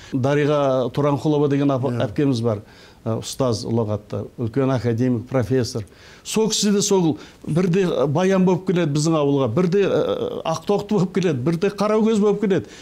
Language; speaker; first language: Kazakh; early bilingual, heritage; Kazakh